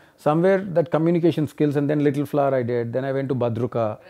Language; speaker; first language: English; non-native, local second language; Telugu